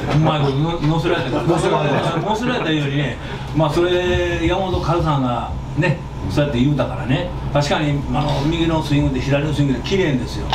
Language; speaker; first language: Japanese; native; Japanese